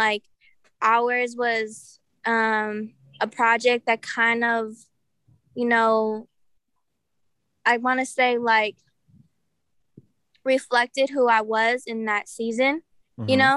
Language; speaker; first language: English; native; English